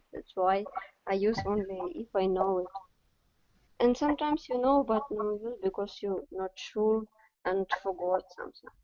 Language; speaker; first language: English; non-native, learner; Russian